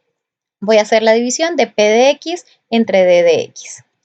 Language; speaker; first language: Spanish; native; Spanish